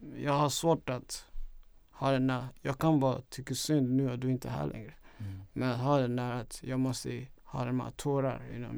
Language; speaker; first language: Swedish; non-native, fluent; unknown